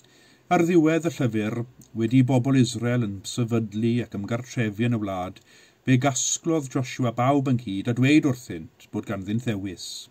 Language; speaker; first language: Welsh; native; Welsh